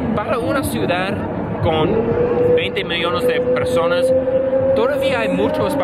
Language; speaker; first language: Spanish; non-native, learner; English